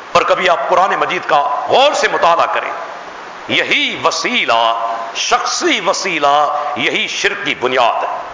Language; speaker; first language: Urdu; non-native, local second language; Sindhi